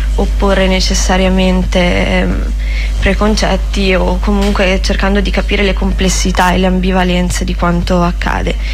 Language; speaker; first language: Italian; native; Italian